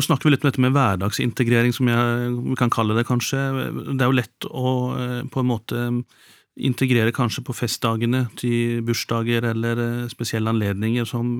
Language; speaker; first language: Norwegian; native; Norwegian